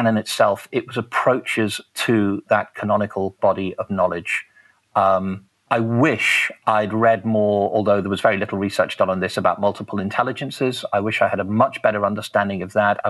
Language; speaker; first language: English; native; English